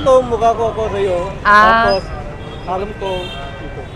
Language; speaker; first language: Filipino; non-native, learner; Punjabi